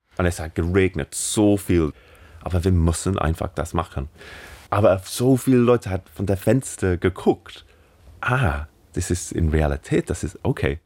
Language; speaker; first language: German; non-native, learner; English